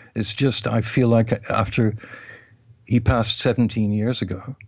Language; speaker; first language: English; native; English